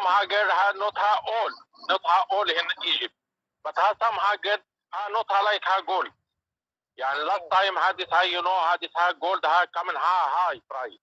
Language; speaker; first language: English; non-native, learner; Arabic